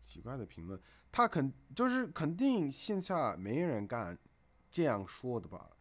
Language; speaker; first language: Chinese; non-native, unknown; English